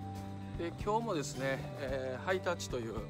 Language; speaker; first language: Japanese; native; Japanese